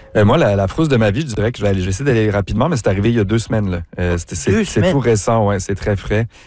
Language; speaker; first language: French; native; French